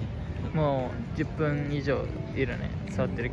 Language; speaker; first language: Japanese; native; Japanese